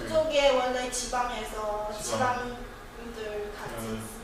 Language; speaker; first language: Korean; non-native, learner; Chinese